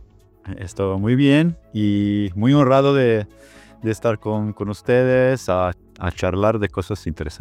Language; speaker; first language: Spanish; non-native, fluent; Italian